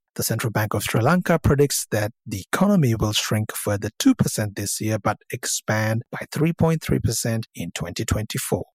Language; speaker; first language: English; non-native, local second language; Sinhala